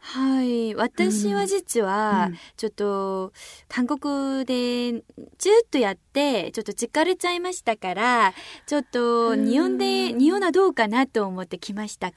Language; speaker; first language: Japanese; non-native, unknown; Korean